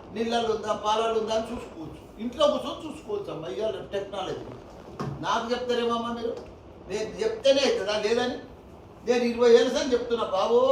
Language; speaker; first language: Telugu; native; Telugu